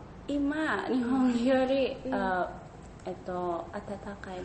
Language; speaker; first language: Japanese; non-native, learner; Indonesian